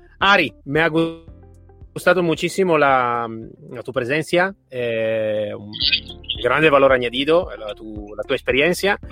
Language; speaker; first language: Spanish; non-native, fluent; Italian